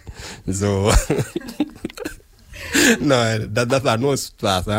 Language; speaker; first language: German; non-native, learner; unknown